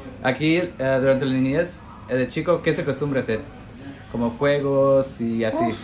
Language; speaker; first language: Spanish; non-native, learner; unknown